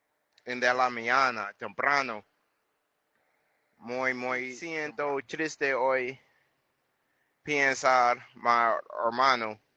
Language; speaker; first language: Spanish; non-native, learner; English